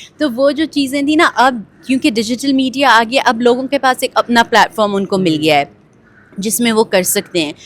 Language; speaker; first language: Urdu; early bilingual, heritage; Urdu